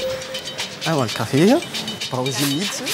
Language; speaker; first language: German; non-native, learner; Malagasy